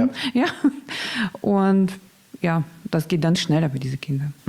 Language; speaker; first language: German; non-native, learner; Russian